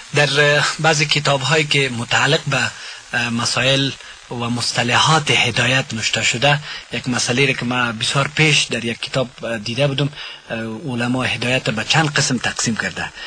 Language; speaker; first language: Persian; non-native, local second language; Pashto